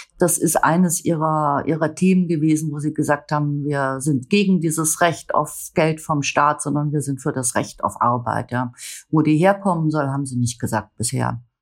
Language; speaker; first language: German; native; German